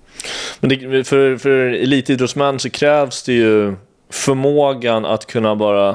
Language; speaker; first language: Swedish; native; Swedish